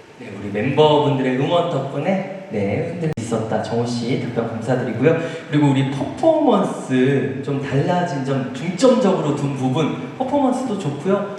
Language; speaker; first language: Korean; native; Korean